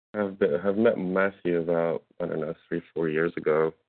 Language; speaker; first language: English; non-native, fluent; Russian